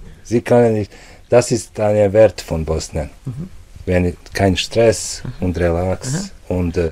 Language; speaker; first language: German; non-native, learner; Serbian